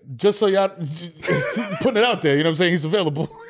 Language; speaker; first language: English; native; English